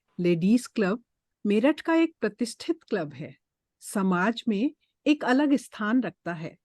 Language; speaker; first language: Hindi; native; Hindi